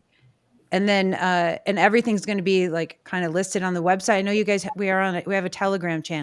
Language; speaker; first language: English; native; English